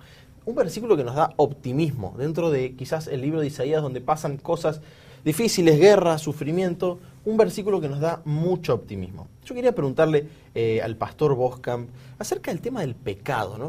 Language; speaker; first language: Spanish; native; Spanish